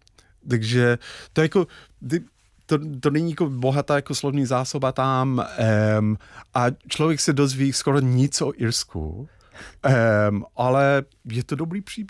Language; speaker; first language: Czech; non-native, fluent; English